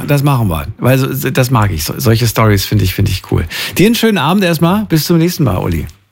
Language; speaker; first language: German; native; German